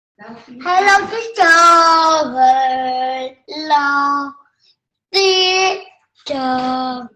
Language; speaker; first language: English; non-native, learner; Vietnamese